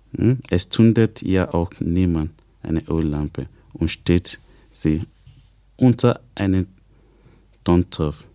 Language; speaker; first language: German; non-native, learner; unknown